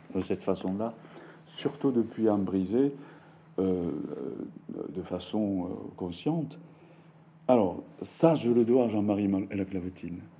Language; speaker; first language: French; non-native, fluent; Japanese